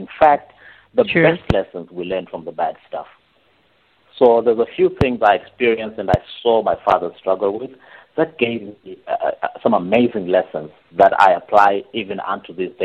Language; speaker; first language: English; non-native, local second language; Shona